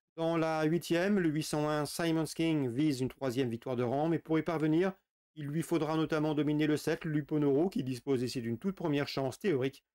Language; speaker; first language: French; native; French